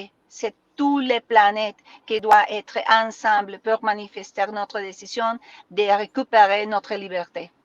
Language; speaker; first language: French; non-native, learner; Spanish